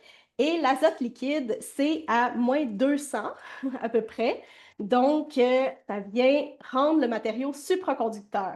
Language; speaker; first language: French; native; French